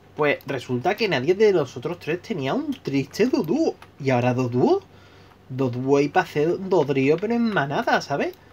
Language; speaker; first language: Spanish; native; Spanish